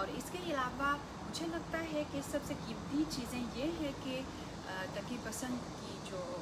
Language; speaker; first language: Hindi; non-native, fluent; Chinese